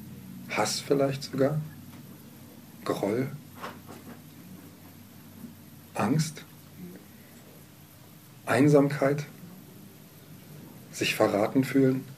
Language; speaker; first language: German; native; German